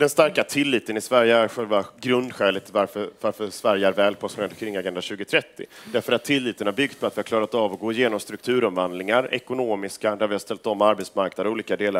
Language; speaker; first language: Swedish; native; Swedish